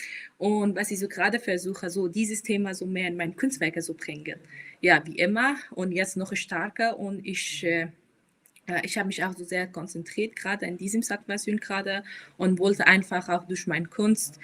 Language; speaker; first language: German; non-native, fluent; Persian